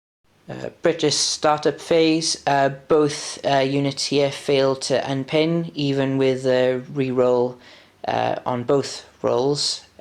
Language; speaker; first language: English; native; English